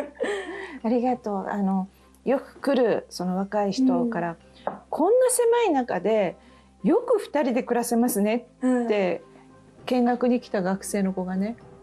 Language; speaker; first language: Japanese; native; Japanese